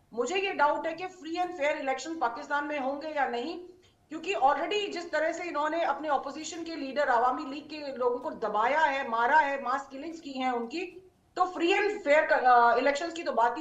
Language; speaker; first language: Hindi; native; Hindi